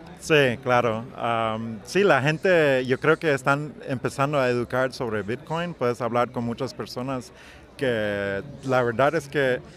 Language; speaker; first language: Spanish; non-native, learner; English